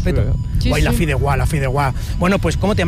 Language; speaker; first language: Spanish; native; Spanish